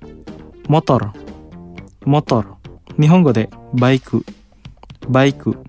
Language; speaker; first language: Japanese; non-native, fluent; Indonesian